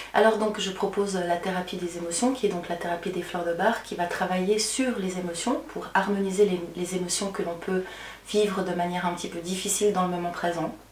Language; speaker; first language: French; native; French